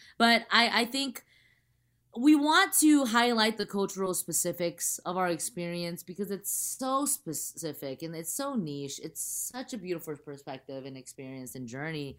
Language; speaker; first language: English; early bilingual, other home language; Chinese